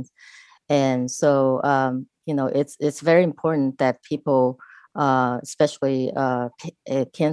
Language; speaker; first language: English; non-native, fluent; Chinese